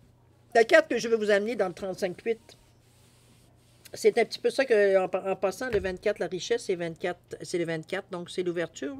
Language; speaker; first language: French; native; French